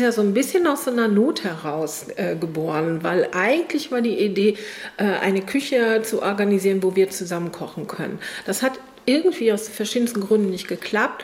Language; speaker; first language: German; native; German